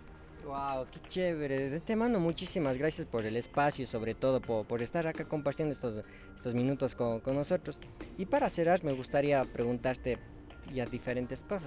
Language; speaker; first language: Spanish; native; Spanish